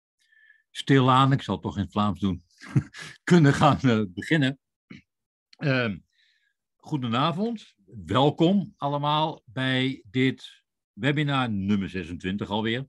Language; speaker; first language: Dutch; native; Dutch